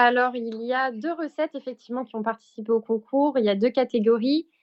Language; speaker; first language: French; native; French